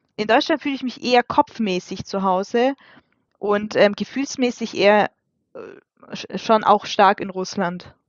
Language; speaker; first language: German; early bilingual, other home language; Russian